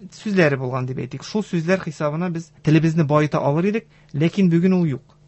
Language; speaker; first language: Tatar; native; Tatar